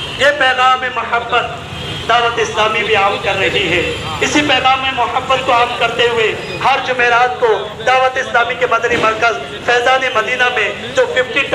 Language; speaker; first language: Urdu; native; Urdu